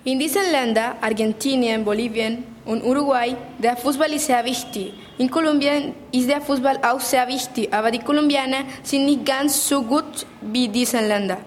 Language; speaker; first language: German; non-native, learner; Spanish